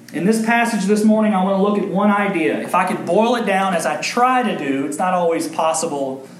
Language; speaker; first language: English; native; English